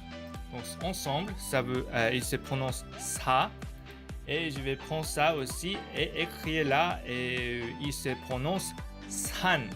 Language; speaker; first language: French; non-native, learner; Korean